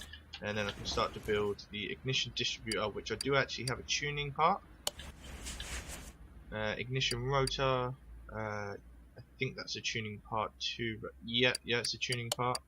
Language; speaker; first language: English; native; English